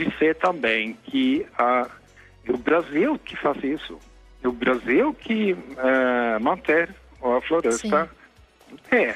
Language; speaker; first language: Portuguese; non-native, fluent; Norwegian